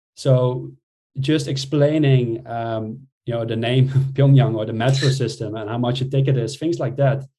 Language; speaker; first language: English; non-native, fluent; Dutch